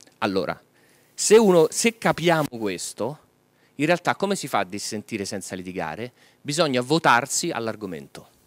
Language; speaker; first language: Italian; native; Italian